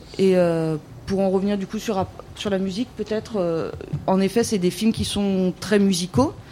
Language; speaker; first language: French; native; French